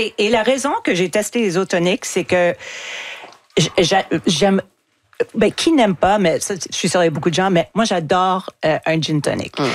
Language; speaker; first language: French; non-native, fluent; English